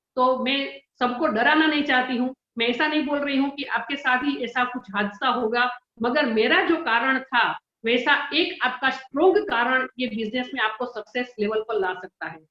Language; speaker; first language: Hindi; non-native, local second language; Gujarati